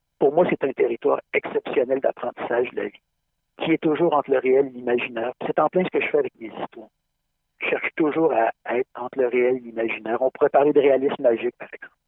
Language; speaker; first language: French; native; French